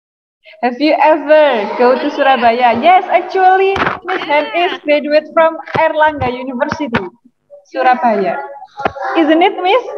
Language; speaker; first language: English; non-native, learner; Indonesian